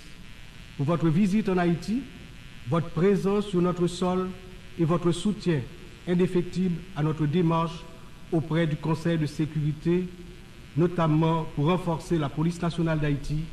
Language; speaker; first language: French; non-native, local second language; Haitian Creole